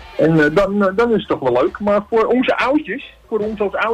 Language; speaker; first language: Dutch; native; Dutch